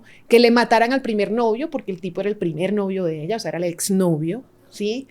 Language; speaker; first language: Spanish; native; Spanish